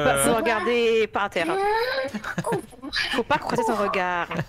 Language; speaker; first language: French; native; French